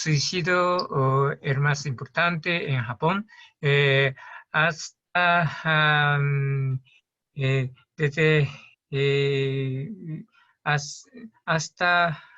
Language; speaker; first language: Spanish; non-native, learner; Japanese